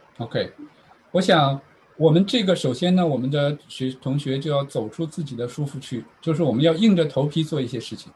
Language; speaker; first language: Chinese; native; Chinese